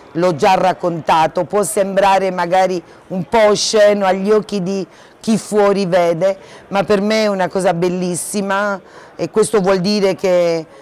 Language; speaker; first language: Italian; native; Italian